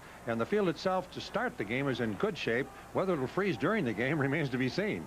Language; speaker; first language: English; native; English